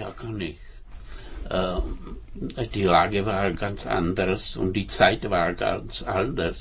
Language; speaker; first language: German; non-native, fluent; Czech